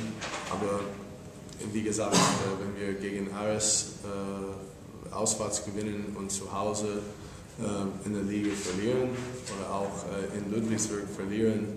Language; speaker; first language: German; non-native, fluent; English